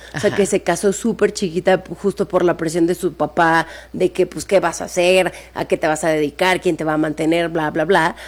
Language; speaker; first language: Spanish; native; Spanish